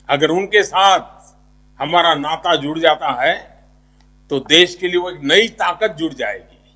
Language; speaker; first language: Hindi; non-native, local second language; Gujarati